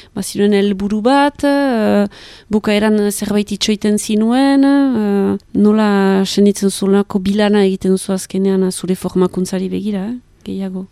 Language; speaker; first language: Basque; native; Basque